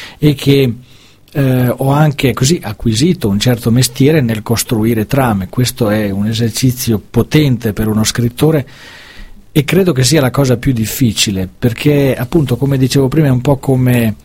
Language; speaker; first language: Italian; native; Italian